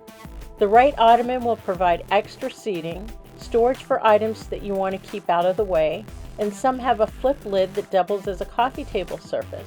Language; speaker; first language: English; native; English